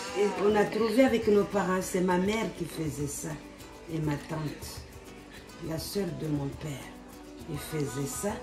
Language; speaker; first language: French; non-native, local second language; Comorian